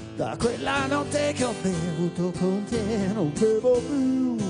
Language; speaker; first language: Italian; native; Italian